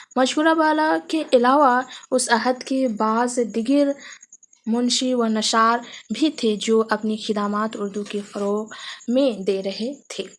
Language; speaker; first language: Urdu; native; Urdu